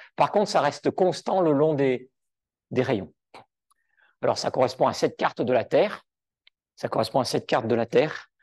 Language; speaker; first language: French; native; French